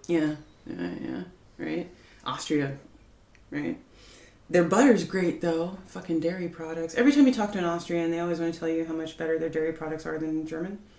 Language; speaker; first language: English; native; English